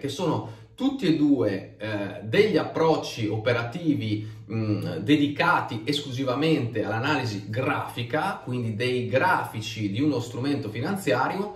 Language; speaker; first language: Italian; native; Italian